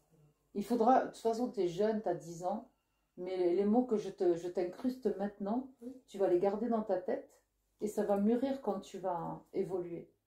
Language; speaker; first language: French; native; French